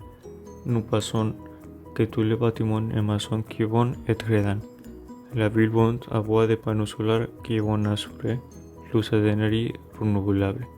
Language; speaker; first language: French; non-native, learner; Spanish